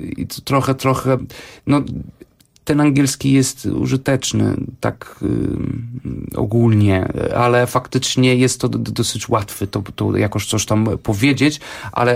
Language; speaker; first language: Polish; non-native, fluent; Portuguese